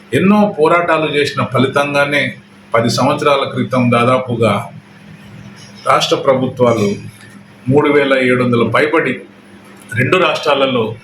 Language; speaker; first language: Telugu; non-native, local second language; Lambadi